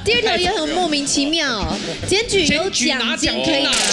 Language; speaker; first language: Chinese; native; Chinese